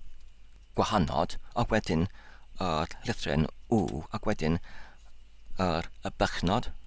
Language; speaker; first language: Welsh; non-native, local second language; English